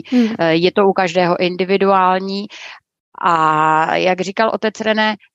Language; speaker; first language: Czech; native; Czech